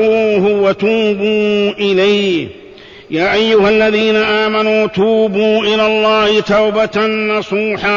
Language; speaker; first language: Arabic; native; Arabic